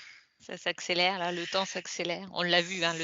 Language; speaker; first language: French; native; French